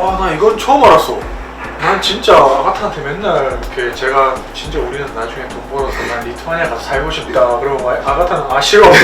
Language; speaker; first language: Korean; native; Korean